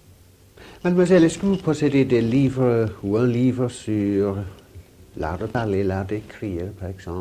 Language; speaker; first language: French; non-native, fluent; English